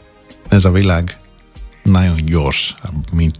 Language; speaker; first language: Hungarian; non-native, fluent; Greek